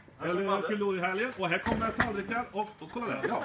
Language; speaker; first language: Swedish; native; Swedish